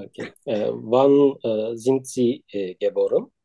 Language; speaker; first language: German; non-native, learner; Turkish